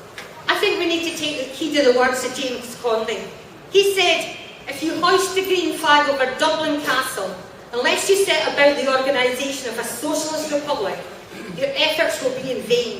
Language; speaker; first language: English; native; English